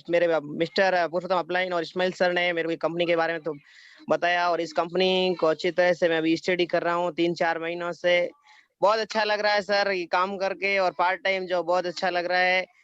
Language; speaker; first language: Hindi; native; Hindi